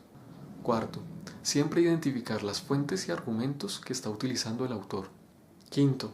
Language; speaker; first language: Spanish; native; Spanish